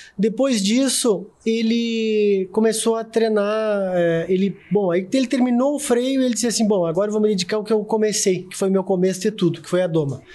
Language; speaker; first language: Portuguese; native; Portuguese